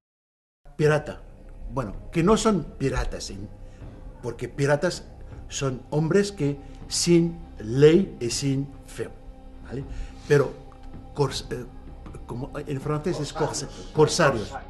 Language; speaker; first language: Spanish; non-native, learner; Arabic